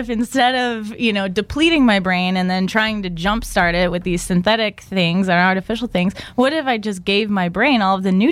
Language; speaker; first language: English; native; English